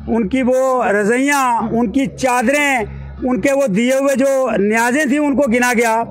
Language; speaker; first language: Hindi; native; Hindi